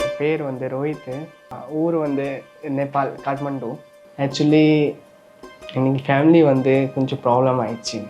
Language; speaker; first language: Tamil; non-native, learner; Nepali